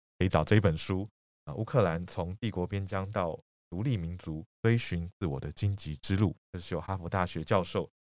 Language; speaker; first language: Chinese; native; Chinese